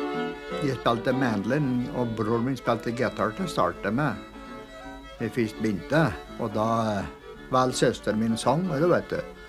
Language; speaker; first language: Norwegian; early bilingual, heritage; English